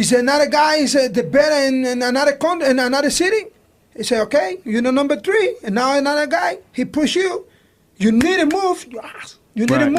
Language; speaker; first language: English; non-native, learner; Spanish